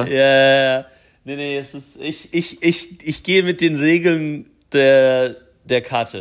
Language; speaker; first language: German; native; German